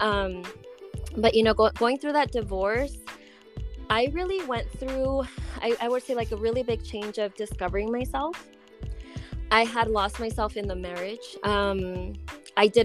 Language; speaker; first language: English; native; English